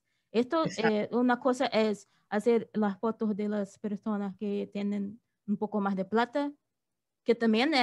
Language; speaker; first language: Spanish; non-native, fluent; Portuguese